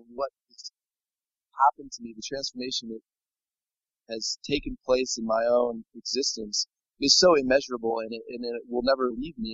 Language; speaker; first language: English; native; English